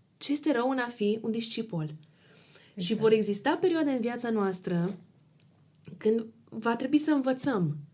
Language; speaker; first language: Romanian; native; Romanian